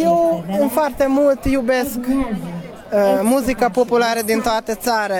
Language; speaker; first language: Romanian; non-native, learner; Hungarian